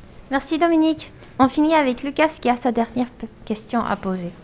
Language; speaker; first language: French; non-native, learner; Spanish